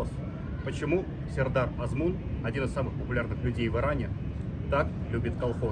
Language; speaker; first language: Russian; native; Russian